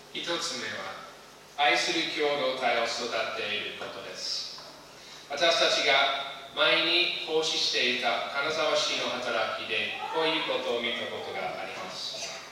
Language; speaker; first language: Japanese; non-native, fluent; English